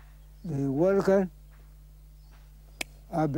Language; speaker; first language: German; non-native, learner; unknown